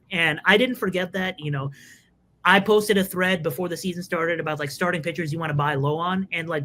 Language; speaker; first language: English; native; English